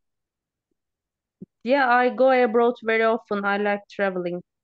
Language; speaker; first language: English; non-native, learner; Turkish